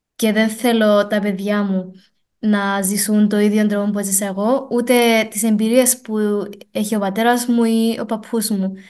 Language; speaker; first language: Greek; native; Greek